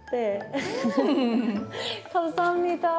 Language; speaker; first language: Korean; non-native, learner; German